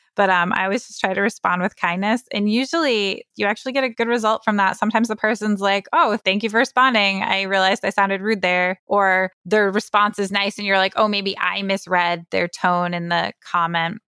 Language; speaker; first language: English; early bilingual, other home language; Polish